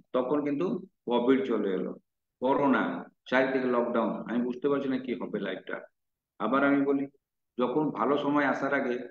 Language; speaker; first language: Bangla; non-native, local second language; Odia